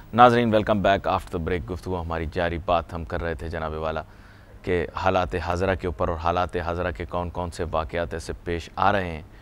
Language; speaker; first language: Urdu; native; Urdu